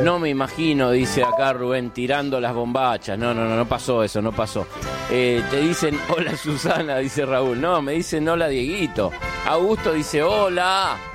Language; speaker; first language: Spanish; native; Spanish